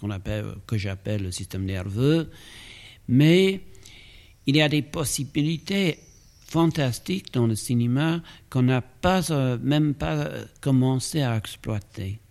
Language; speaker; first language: French; non-native, fluent; English